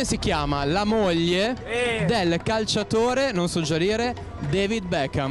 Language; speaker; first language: Italian; native; Italian